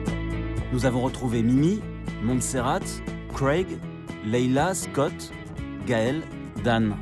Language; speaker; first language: French; native; French